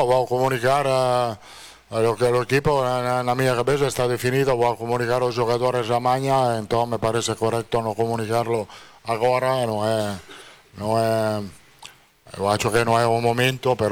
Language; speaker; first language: Portuguese; non-native, learner; Italian